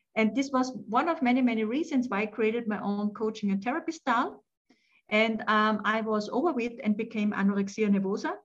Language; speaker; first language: English; non-native, fluent; German